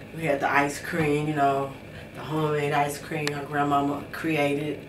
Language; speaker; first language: English; native; English